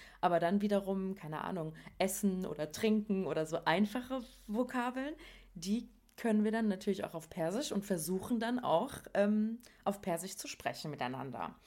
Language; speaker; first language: German; native; German